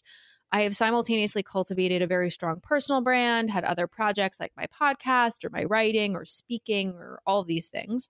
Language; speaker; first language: English; native; English